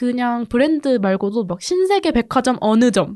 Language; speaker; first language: Korean; native; Korean